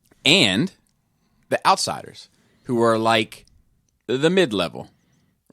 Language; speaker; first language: English; native; English